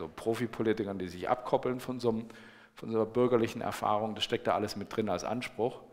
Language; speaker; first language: German; native; German